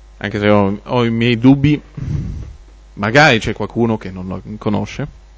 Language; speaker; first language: Italian; non-native, fluent; German